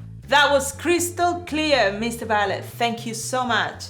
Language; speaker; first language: English; non-native, fluent; Spanish